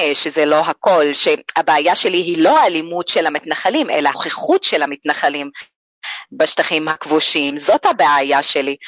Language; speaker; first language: Hebrew; non-native, local second language; Arabic